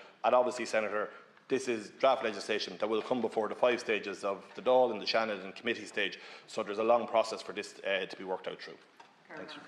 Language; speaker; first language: English; native; English